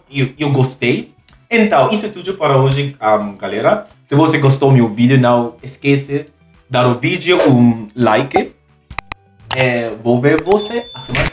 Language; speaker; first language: Portuguese; non-native, learner; English